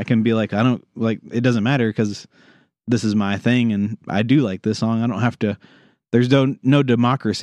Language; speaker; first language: English; native; English